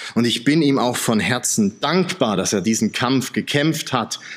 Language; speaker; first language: German; native; German